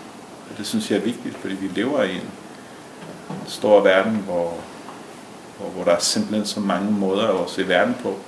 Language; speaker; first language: Danish; early bilingual, other home language; Spanish